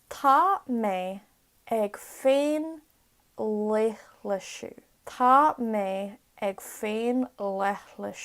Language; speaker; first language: Irish; non-native, learner; English